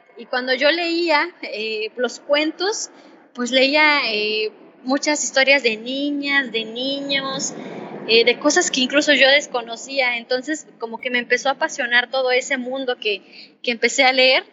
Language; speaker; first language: Spanish; native; Spanish